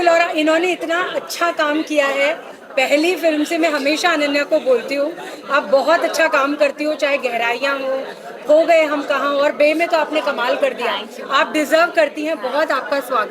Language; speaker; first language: Hindi; native; Hindi